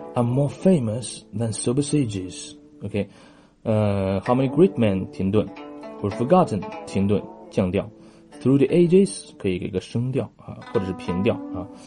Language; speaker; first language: English; non-native, fluent; Chinese